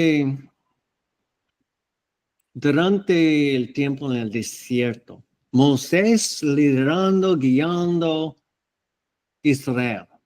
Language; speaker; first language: Spanish; non-native, fluent; English